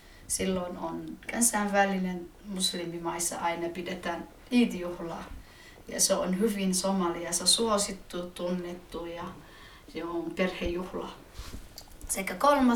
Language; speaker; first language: Finnish; early bilingual, other home language; Somali